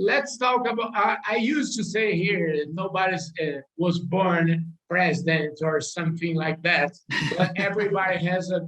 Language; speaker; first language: English; non-native, learner; Portuguese